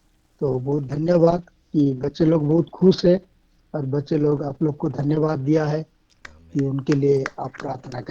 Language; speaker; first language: Hindi; non-native, local second language; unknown